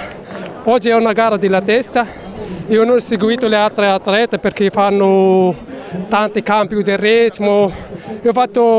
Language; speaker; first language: Italian; non-native, learner; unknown